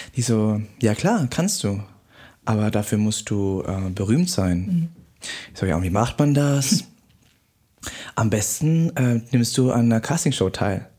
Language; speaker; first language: German; native; German